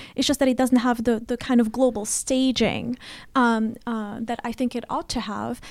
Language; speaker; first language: English; non-native, fluent; Arabic